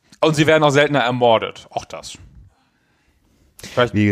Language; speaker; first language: German; native; German